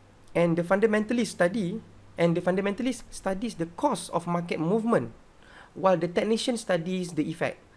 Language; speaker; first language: English; non-native, local second language; Malay